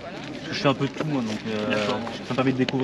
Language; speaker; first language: French; native; French